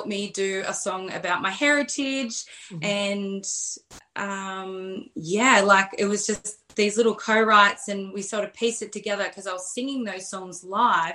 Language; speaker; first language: English; native; English